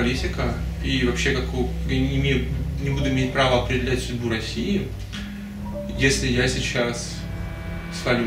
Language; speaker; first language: Russian; native; Russian